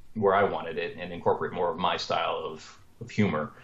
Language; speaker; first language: English; native; English